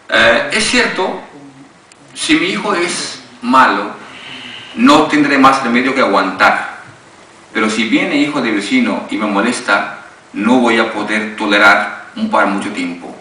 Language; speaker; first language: Spanish; non-native, fluent; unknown